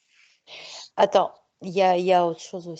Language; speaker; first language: French; non-native, fluent; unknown